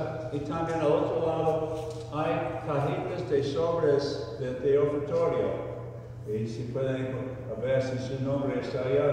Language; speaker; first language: Spanish; non-native, fluent; English